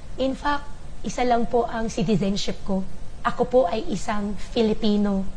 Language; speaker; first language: Filipino; non-native, local second language; Chinese